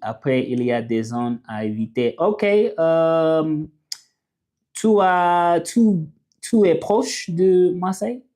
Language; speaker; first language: French; non-native, learner; English